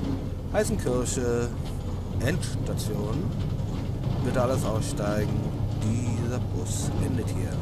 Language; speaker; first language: German; native; German